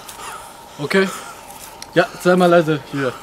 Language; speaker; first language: German; native; German